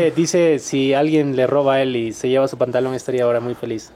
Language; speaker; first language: Spanish; native; Spanish